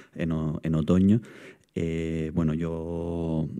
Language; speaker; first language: Spanish; native; Spanish